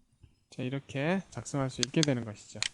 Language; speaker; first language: Korean; native; Korean